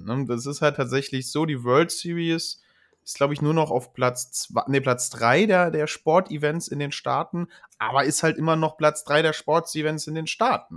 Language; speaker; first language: German; native; German